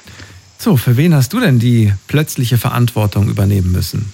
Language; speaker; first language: German; native; German